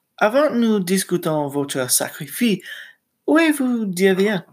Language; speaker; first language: French; non-native, learner; English